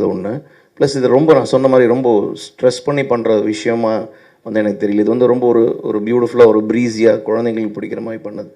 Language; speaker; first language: Tamil; native; Tamil